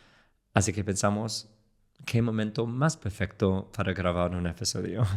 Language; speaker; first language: Spanish; non-native, fluent; English